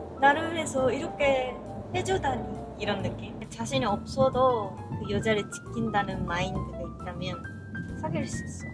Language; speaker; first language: Korean; non-native, fluent; Japanese